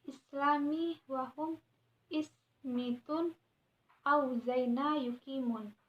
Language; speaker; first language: Arabic; non-native, learner; Indonesian